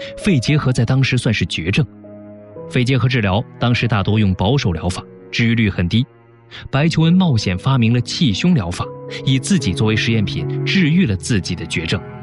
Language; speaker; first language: Chinese; native; Chinese